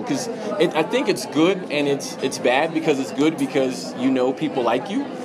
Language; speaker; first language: English; native; English